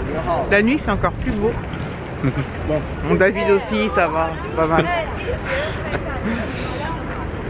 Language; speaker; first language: French; native; French